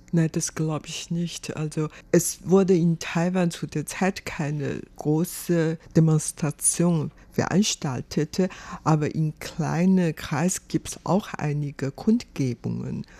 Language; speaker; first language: German; non-native, fluent; Chinese